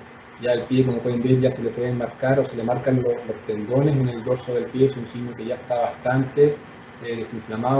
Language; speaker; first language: Spanish; native; Spanish